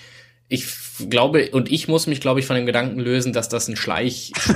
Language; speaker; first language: German; native; German